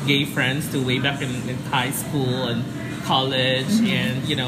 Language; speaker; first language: English; non-native, local second language; Cebuano